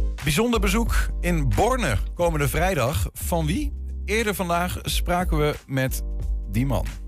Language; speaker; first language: Dutch; native; Dutch